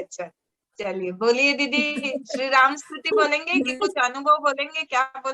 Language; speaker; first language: Hindi; native; Hindi